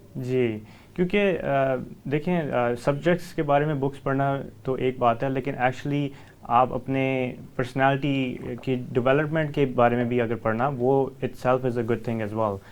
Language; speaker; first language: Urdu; early bilingual, heritage; Urdu